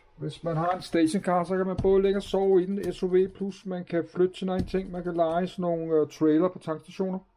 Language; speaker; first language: Danish; native; Danish